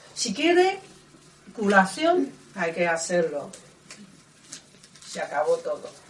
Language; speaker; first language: Spanish; non-native, learner; Chinese